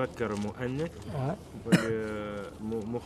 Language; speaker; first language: Arabic; non-native, learner; French